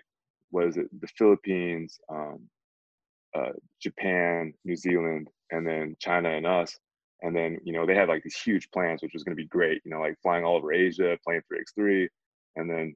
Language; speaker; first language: English; native; English